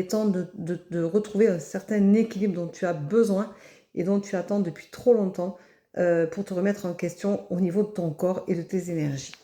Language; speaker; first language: French; native; French